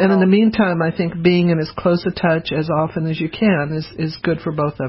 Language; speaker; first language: English; native; English